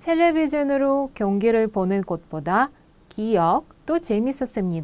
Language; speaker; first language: Korean; non-native, fluent; Russian